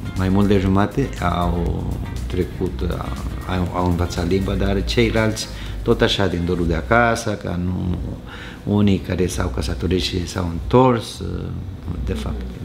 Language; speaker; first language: Romanian; non-native, fluent; Spanish